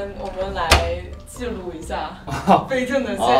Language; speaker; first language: Chinese; native; Chinese